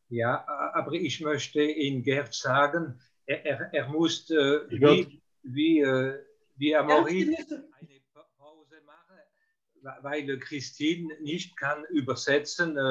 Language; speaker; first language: German; non-native, learner; French